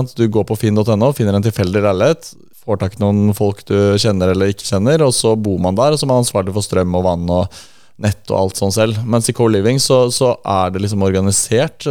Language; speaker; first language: Norwegian; native; Norwegian